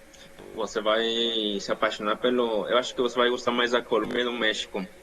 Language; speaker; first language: Portuguese; non-native, fluent; Spanish